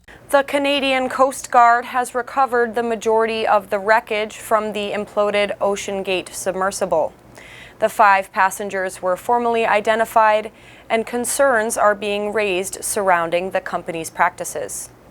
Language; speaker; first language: English; native; English